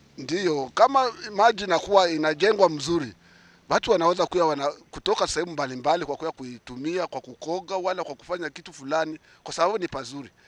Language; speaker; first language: Swahili; native; Swahili